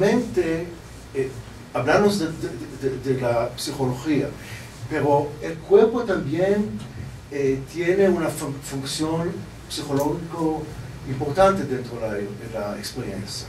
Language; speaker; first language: Spanish; non-native, learner; Hebrew